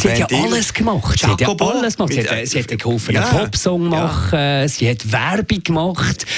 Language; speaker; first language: German; native; German